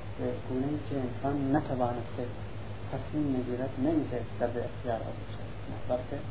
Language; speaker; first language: Persian; non-native, local second language; Central Kurdish